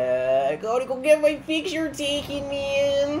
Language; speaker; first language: English; native; English